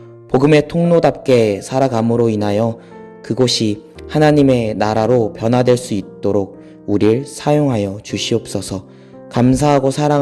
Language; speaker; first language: Korean; native; Korean